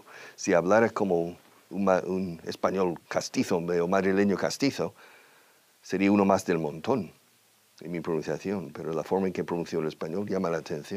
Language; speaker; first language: Spanish; non-native, fluent; English